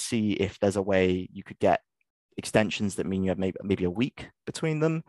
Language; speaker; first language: English; native; English